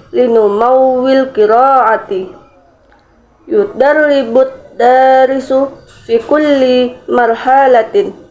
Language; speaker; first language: Arabic; non-native, learner; Indonesian